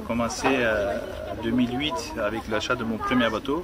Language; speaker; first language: French; non-native, fluent; Turkish